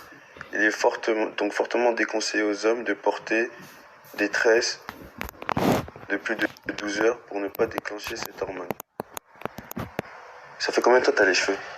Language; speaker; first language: French; native; French